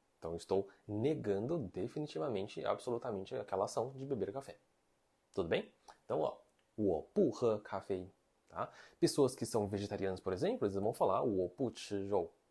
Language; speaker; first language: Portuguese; non-native, fluent; Chinese